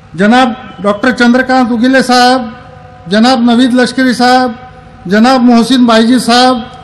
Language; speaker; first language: Hindi; non-native, local second language; Marathi